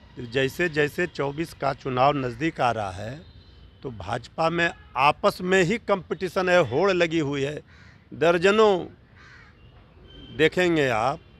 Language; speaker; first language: Hindi; native; Hindi